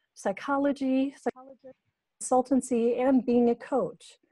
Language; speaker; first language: English; native; English